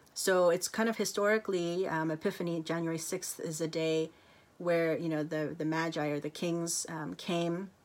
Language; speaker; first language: English; native; English